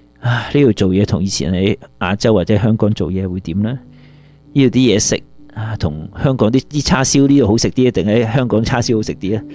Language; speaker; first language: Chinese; non-native, local second language; Cantonese